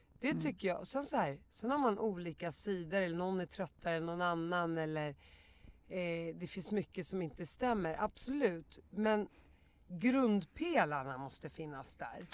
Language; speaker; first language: Swedish; early bilingual, other home language; Arabic